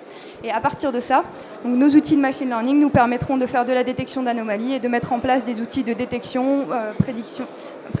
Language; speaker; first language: French; native; French